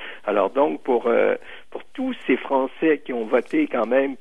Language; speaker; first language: French; native; French